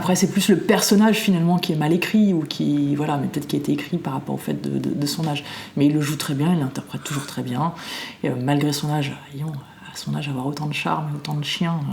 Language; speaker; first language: French; native; French